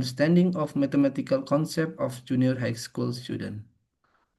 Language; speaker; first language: English; non-native, fluent; Indonesian